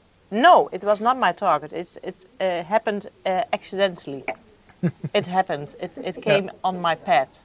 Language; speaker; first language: English; non-native, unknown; Dutch